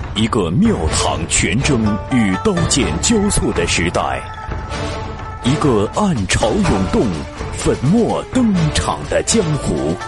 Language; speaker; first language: Chinese; native; Chinese